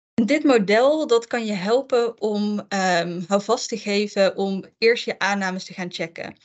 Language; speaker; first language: Dutch; native; Dutch